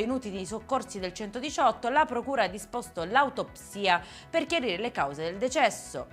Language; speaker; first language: Italian; native; Italian